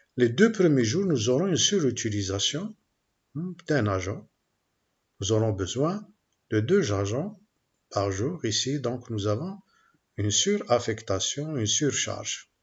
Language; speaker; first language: French; non-native, local second language; Arabic